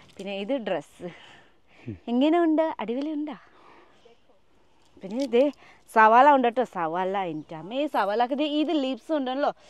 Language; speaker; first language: Malayalam; non-native, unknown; Nepali